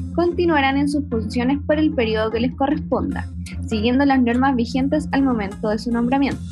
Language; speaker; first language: Spanish; native; Spanish